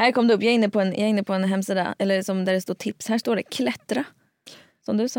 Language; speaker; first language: Swedish; native; Swedish